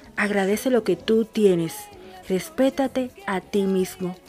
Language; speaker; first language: Spanish; native; Spanish